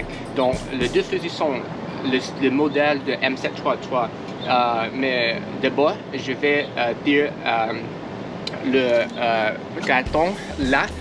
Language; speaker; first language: French; non-native, learner; English